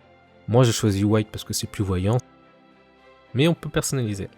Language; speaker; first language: French; native; French